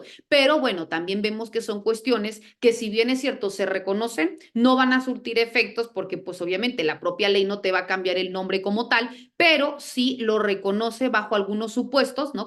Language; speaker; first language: Spanish; native; Spanish